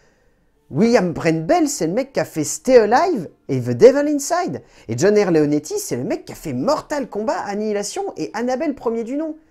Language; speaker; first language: French; native; French